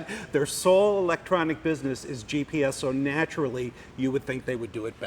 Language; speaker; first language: English; native; English